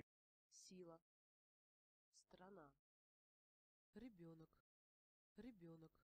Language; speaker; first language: Russian; non-native, learner; English